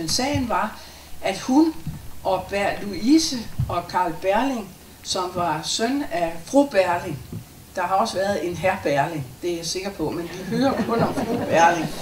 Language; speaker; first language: Danish; native; Danish